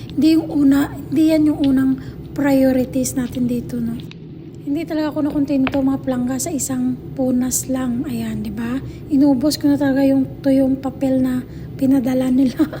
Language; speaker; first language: Filipino; non-native, local second language; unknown